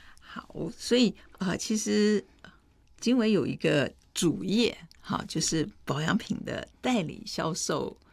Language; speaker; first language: Chinese; native; Chinese